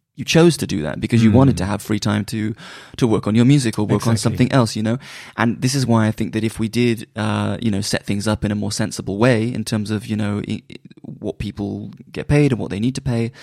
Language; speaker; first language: English; native; English